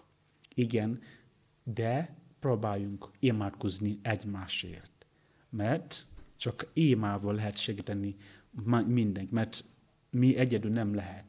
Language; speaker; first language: Hungarian; non-native, learner; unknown